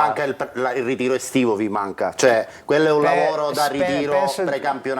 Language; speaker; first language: Italian; native; Italian